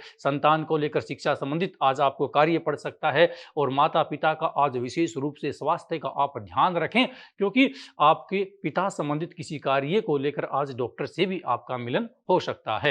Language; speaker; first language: Hindi; native; Hindi